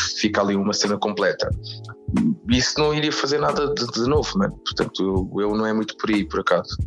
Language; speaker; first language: Portuguese; native; Portuguese